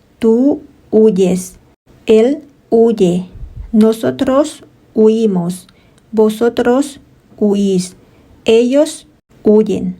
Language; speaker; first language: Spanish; non-native, fluent; Thai